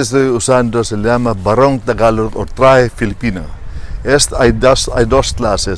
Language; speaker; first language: Spanish; non-native, learner; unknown